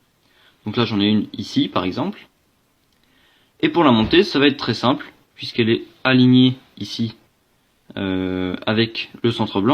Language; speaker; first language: French; native; French